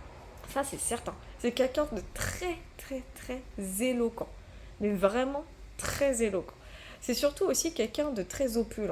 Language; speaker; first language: French; native; French